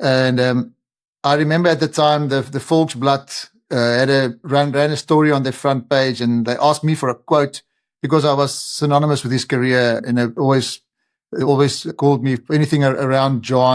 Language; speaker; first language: English; non-native, local second language; Afrikaans